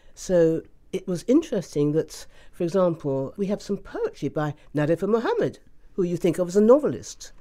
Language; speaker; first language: English; native; English